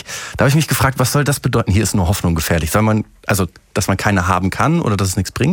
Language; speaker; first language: German; native; German